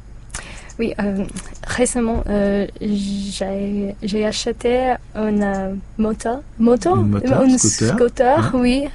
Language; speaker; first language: French; non-native, learner; English